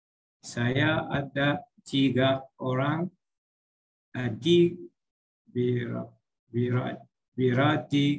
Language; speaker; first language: Indonesian; non-native, learner; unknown